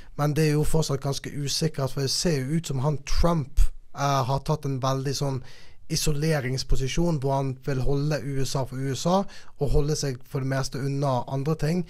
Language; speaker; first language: Norwegian; native; Norwegian